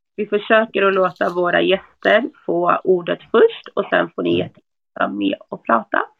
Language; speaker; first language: Swedish; native; Swedish